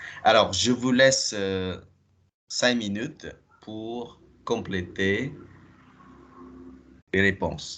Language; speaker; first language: French; non-native, fluent; Khmer